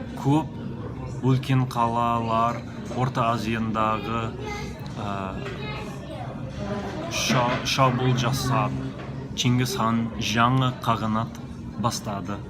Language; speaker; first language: Kazakh; non-native, learner; English